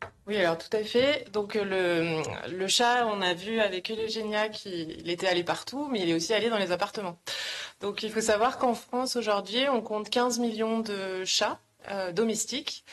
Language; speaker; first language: French; native; French